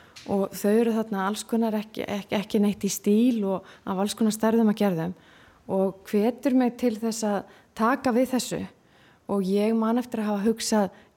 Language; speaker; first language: Icelandic; native; Icelandic